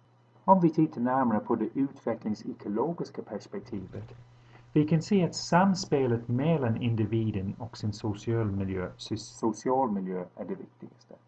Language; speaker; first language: Swedish; non-native, fluent; English